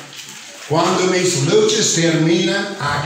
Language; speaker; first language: Spanish; non-native, fluent; English